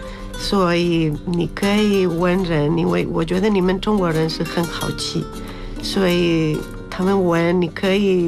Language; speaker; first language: Chinese; non-native, learner; Spanish